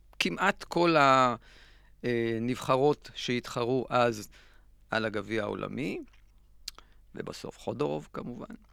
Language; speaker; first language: Hebrew; native; Hebrew